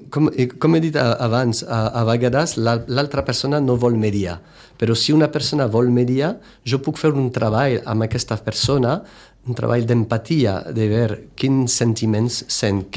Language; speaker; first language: Catalan; non-native, fluent; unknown